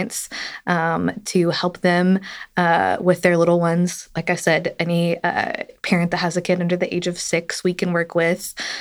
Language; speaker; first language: English; native; English